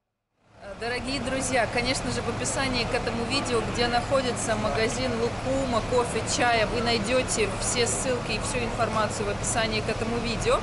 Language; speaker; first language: Russian; native; Russian